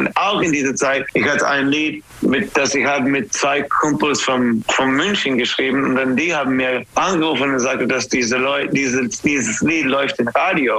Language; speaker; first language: German; non-native, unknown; English